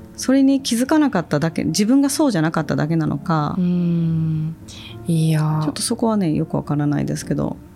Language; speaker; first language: Japanese; native; Japanese